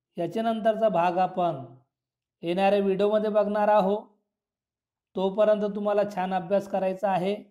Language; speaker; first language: Marathi; non-native, local second language; Urdu